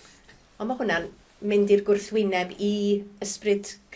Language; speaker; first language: Welsh; native; Welsh